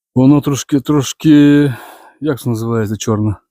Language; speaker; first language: Ukrainian; non-native, fluent; Romanian